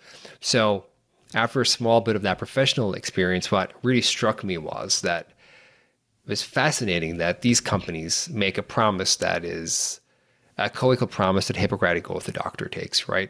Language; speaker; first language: English; native; English